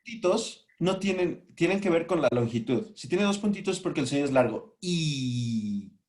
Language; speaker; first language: Spanish; native; Spanish